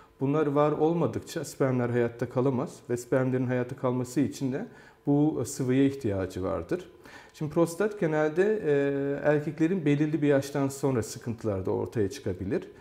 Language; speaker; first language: Turkish; early bilingual, heritage; Turkish